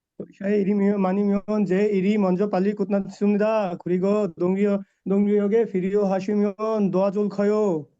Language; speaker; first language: Korean; non-native, learner; Bangla